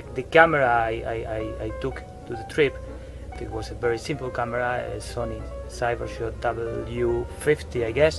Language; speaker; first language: English; non-native, fluent; Spanish